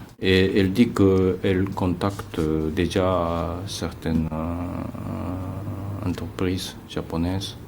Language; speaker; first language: French; non-native, fluent; Japanese